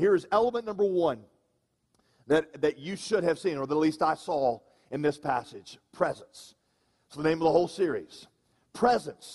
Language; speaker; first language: English; native; English